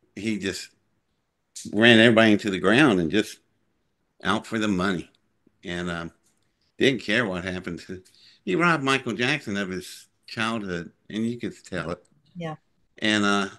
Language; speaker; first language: English; native; English